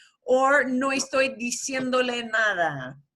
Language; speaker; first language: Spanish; non-native, fluent; English